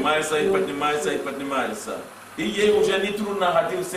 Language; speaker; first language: Russian; non-native, learner; English